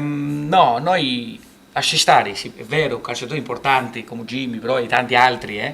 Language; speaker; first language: Italian; non-native, fluent; Portuguese